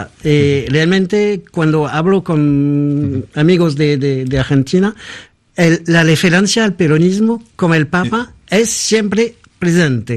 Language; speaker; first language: Spanish; non-native, fluent; French